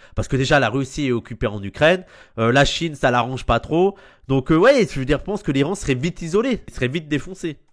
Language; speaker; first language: French; native; French